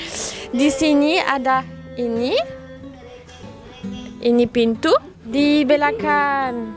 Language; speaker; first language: Indonesian; non-native, learner; French